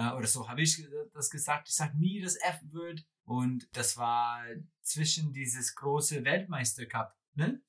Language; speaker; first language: German; non-native, fluent; English